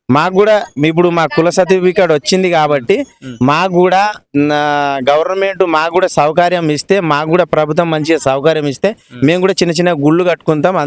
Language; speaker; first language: Telugu; non-native, local second language; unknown